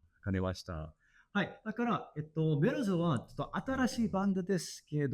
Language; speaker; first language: Japanese; non-native, learner; English